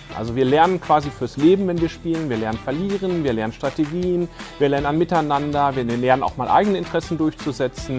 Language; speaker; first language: German; native; German